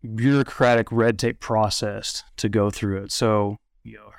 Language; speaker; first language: English; native; English